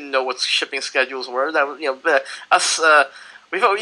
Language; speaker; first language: English; non-native, local second language; Filipino